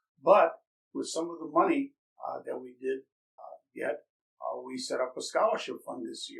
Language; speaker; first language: English; native; English